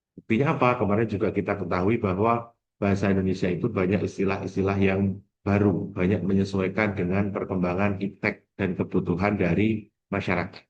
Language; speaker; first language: Indonesian; non-native, local second language; Javanese